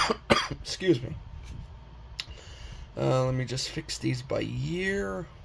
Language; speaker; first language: English; native; English